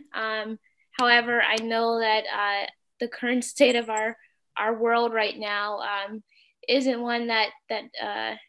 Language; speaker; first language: English; native; English